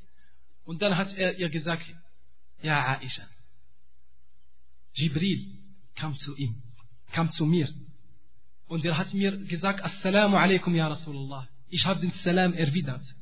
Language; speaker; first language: German; non-native, fluent; Arabic